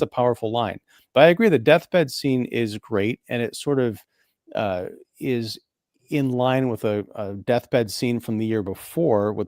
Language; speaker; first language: English; native; English